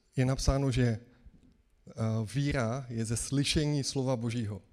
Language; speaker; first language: Czech; native; Czech